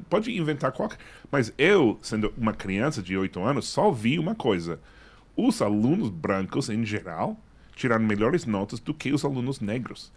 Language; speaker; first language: Portuguese; non-native, fluent; English